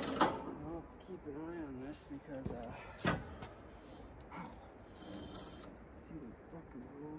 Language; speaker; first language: English; native; English